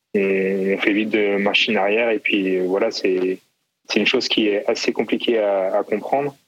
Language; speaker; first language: French; native; French